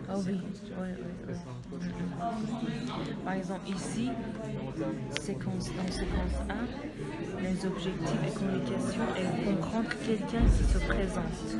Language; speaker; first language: French; non-native, learner; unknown